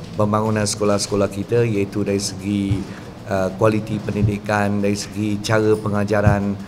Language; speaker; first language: Malay; non-native, local second language; Chinese